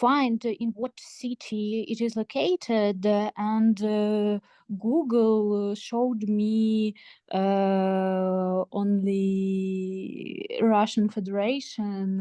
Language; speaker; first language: English; non-native, learner; Ukrainian